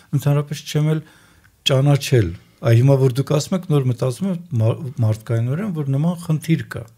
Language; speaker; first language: Armenian; native; Armenian